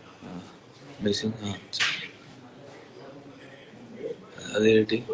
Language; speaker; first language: Telugu; non-native, learner; Hindi